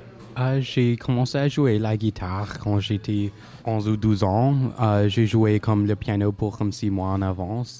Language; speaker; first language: French; non-native, local second language; English